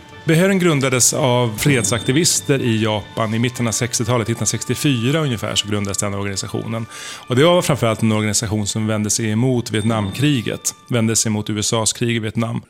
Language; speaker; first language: Swedish; native; Swedish